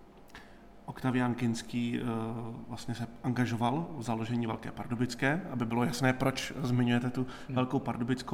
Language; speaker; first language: Czech; native; Czech